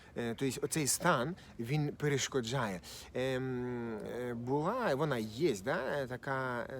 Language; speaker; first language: Ukrainian; non-native, local second language; Russian